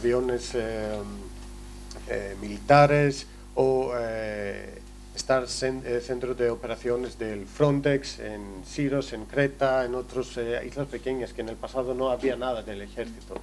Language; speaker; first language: Spanish; non-native, learner; Greek